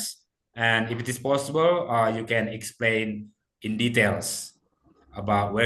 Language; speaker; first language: English; non-native, fluent; Indonesian